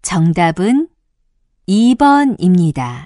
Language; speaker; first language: Korean; native; Korean